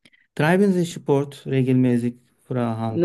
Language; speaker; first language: German; non-native, learner; Turkish